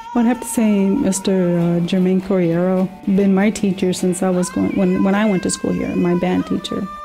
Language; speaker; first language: English; early bilingual, other home language; Spanish